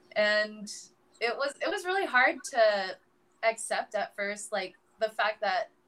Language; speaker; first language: English; native; English